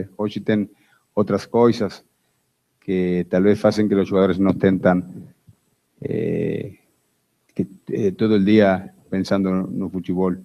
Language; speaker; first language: Spanish; non-native, fluent; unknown